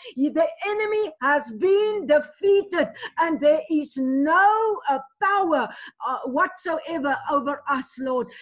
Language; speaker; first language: English; non-native, local second language; Afrikaans